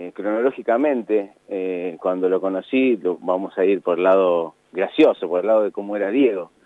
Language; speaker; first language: Spanish; native; Spanish